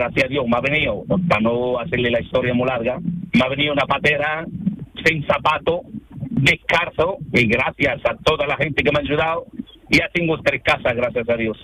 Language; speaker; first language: Spanish; non-native, fluent; Arabic